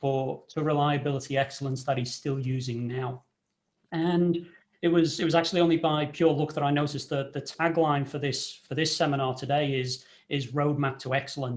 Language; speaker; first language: English; native; English